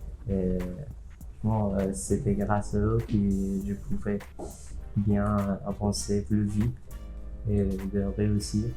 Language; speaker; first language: French; non-native, fluent; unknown